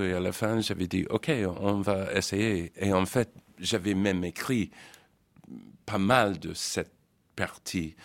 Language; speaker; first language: French; non-native, fluent; English